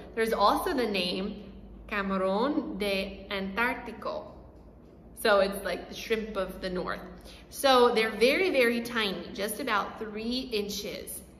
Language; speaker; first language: English; native; English